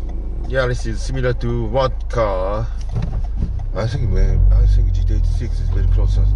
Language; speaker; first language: English; non-native, learner; Japanese